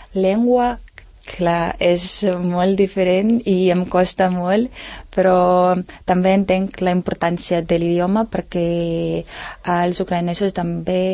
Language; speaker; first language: Catalan; non-native, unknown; Ukrainian